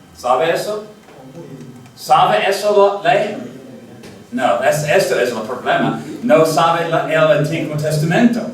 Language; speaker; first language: Spanish; non-native, learner; English